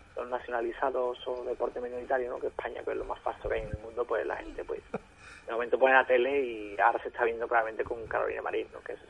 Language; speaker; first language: Spanish; non-native, fluent; German